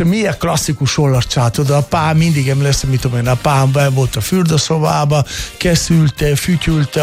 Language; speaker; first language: Hungarian; non-native, fluent; Italian